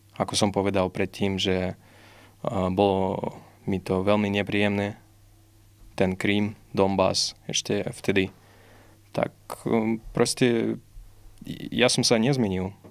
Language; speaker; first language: Slovak; non-native, fluent; Russian